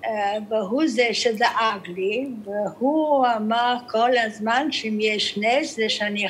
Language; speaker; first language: Hebrew; early bilingual, other home language; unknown